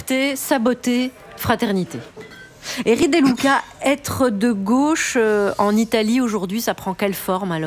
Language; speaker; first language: French; native; French